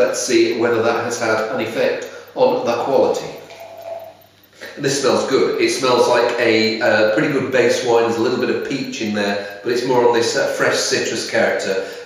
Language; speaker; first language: English; native; English